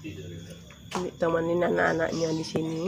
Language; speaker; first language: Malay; non-native, local second language; Javanese